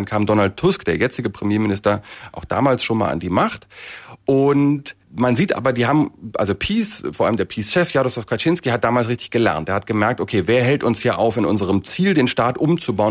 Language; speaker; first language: German; native; German